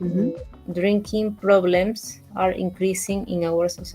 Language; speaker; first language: English; non-native, learner; Spanish